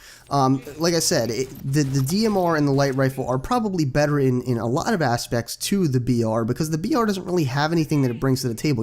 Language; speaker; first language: English; native; English